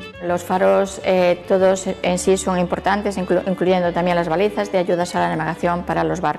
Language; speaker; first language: Spanish; native; Spanish